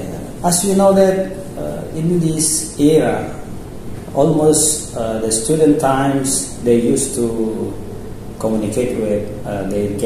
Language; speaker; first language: English; non-native, local second language; Indonesian